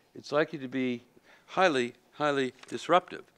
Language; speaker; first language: English; native; English